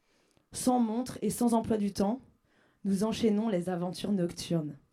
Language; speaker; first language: French; native; French